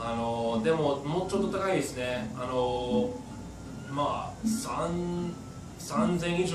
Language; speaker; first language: Japanese; non-native, fluent; English